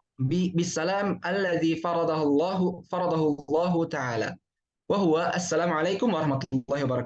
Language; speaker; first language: Arabic; non-native, fluent; Indonesian